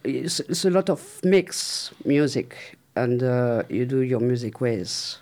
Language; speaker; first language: English; non-native, learner; French